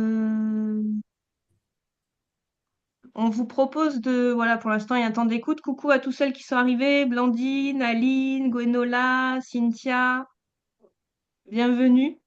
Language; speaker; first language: French; native; French